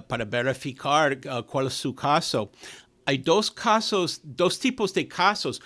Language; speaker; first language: Spanish; non-native, fluent; English